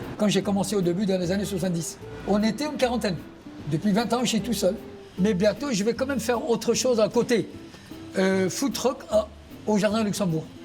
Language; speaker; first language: French; non-native, fluent; Urdu